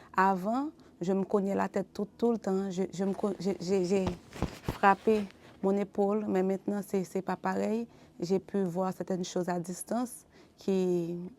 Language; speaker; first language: French; non-native, local second language; Haitian Creole